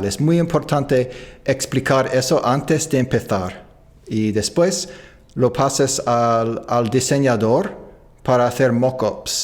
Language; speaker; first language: Spanish; non-native, fluent; English